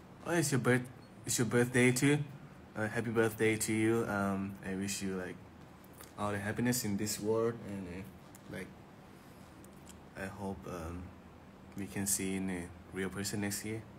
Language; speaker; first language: English; non-native, fluent; Thai